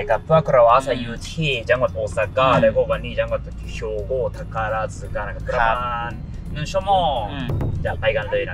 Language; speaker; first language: Thai; non-native, fluent; Japanese